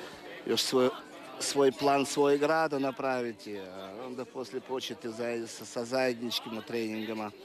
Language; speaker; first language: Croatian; non-native, fluent; Russian